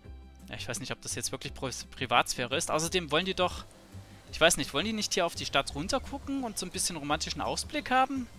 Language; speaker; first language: German; native; German